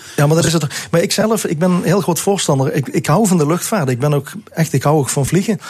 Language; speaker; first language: Dutch; native; Dutch